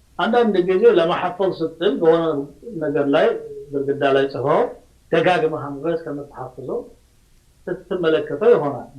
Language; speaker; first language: Amharic; non-native, local second language; Oromo